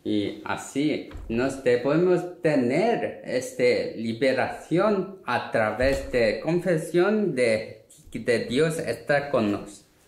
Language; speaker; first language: Spanish; non-native, learner; Korean